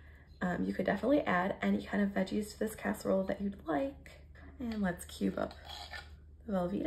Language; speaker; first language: English; native; English